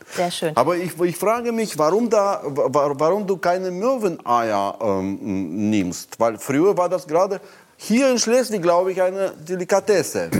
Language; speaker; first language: German; non-native, fluent; Russian